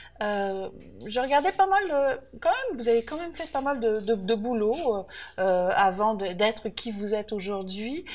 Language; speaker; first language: French; native; French